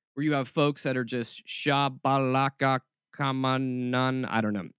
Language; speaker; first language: English; native; English